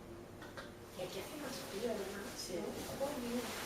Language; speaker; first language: French; non-native, learner; Spanish